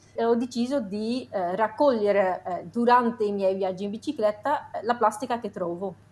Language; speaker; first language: Italian; non-native, fluent; Dutch